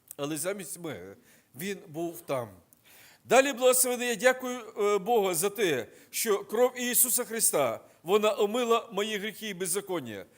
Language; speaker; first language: Ukrainian; non-native, local second language; Russian